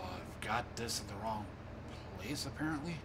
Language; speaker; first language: English; native; English